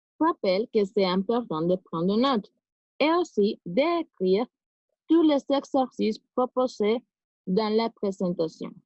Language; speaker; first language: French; non-native, fluent; Spanish